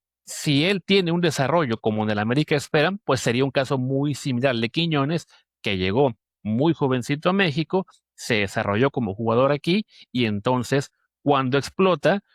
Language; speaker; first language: Spanish; native; Spanish